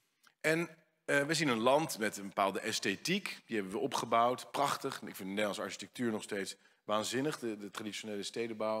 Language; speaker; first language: Dutch; native; Dutch